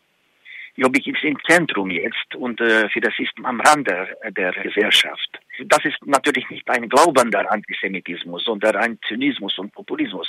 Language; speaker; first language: German; non-native, fluent; Hungarian